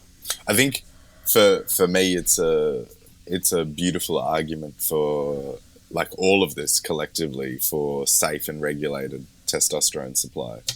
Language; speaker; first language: English; native; English